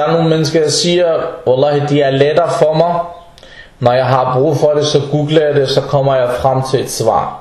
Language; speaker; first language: Danish; non-native, fluent; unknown